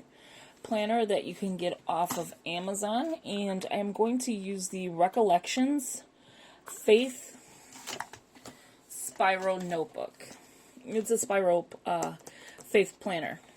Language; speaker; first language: English; native; English